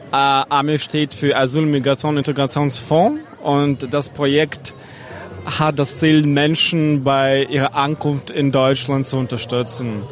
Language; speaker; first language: German; non-native, fluent; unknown